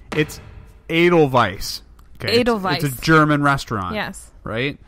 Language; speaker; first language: English; native; English